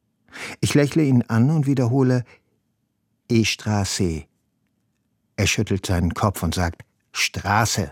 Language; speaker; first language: German; non-native, fluent; Persian